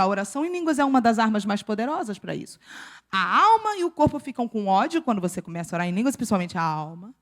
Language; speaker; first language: Portuguese; native; Portuguese